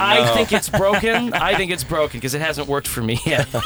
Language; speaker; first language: English; native; English